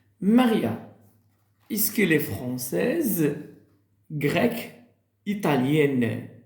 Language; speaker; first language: French; non-native, local second language; Arabic